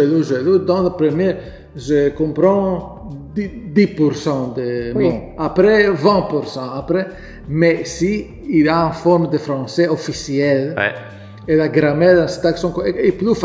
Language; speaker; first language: French; non-native, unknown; Greek